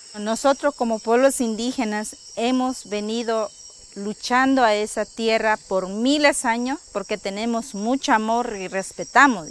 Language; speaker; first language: Spanish; non-native, local second language; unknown